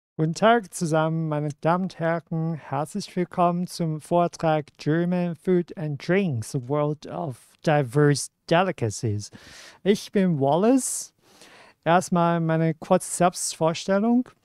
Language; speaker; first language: German; non-native, fluent; Cantonese